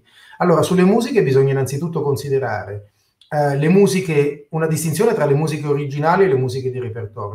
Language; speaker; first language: Italian; native; Italian